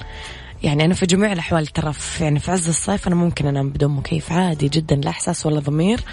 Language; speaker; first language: Arabic; native; Arabic